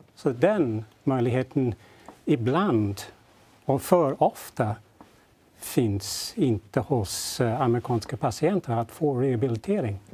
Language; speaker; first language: Swedish; non-native, fluent; English